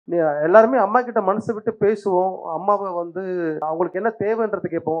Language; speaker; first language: Tamil; native; Tamil